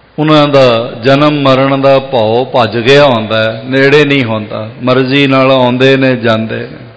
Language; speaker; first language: Punjabi; native; Punjabi